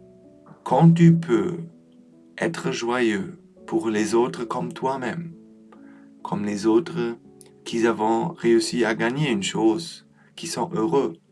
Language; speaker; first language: French; non-native, learner; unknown